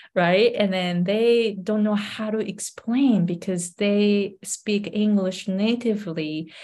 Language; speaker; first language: English; non-native, fluent; Japanese